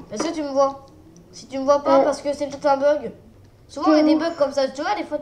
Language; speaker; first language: French; native; French